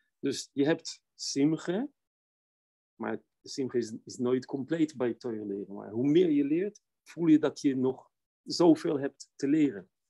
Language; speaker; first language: Dutch; non-native, fluent; Hebrew